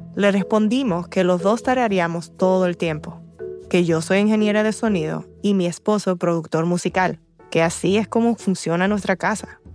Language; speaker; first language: Spanish; early bilingual, heritage; Spanish